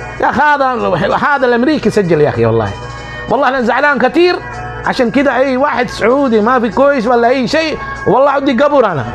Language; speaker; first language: Arabic; non-native, learner; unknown